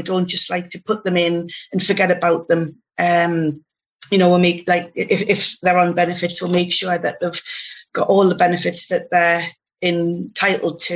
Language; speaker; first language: English; native; English